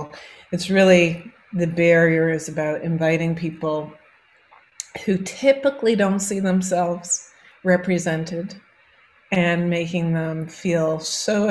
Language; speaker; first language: English; native; English